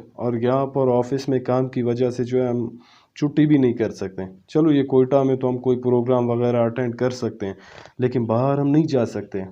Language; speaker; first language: Urdu; non-native, local second language; Brahui